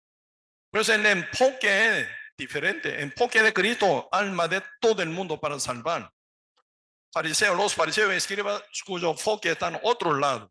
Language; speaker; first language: Spanish; non-native, learner; Korean